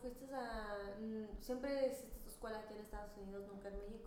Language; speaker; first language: Spanish; early bilingual, heritage; Spanish